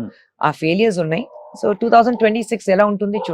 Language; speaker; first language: Telugu; non-native, fluent; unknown